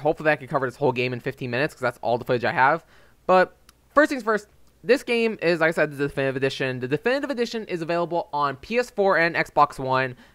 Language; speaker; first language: English; native; English